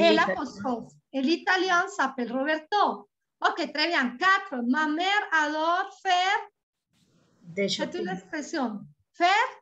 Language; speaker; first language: French; non-native, fluent; Spanish